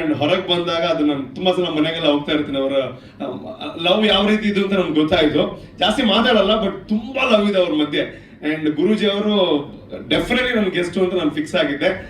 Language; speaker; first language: Kannada; non-native, local second language; Tulu